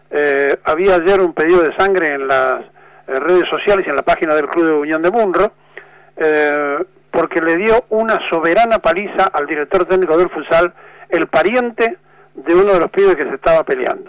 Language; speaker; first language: Spanish; native; Spanish